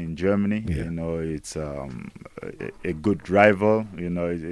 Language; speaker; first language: English; non-native, local second language; Igbo